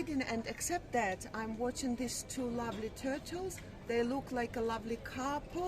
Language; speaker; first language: English; non-native, fluent; Russian